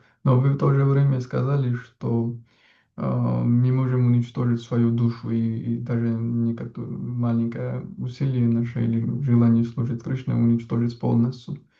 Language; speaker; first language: Russian; non-native, local second language; Georgian